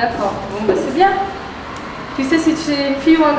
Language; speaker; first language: French; native; French